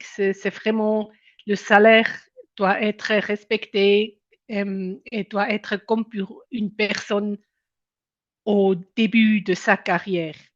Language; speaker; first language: French; non-native, local second language; German